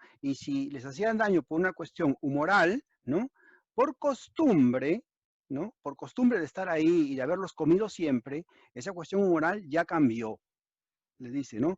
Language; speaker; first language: Spanish; native; Spanish